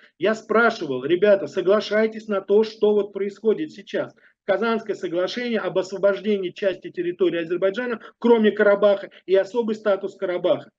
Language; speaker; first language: Russian; native; Russian